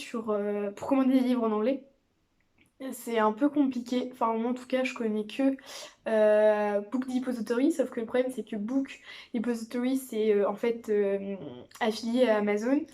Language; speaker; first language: French; native; French